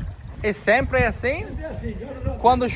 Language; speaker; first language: Portuguese; non-native, learner; English